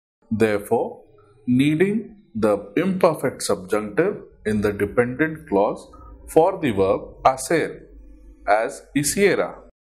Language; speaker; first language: English; non-native, local second language; Hindi